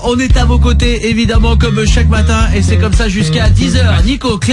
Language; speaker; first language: French; native; French